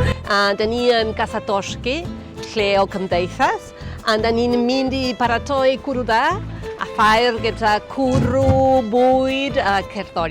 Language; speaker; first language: Welsh; non-native, local second language; Spanish